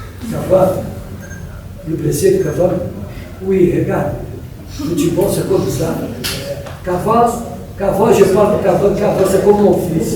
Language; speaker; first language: French; non-native, fluent; Portuguese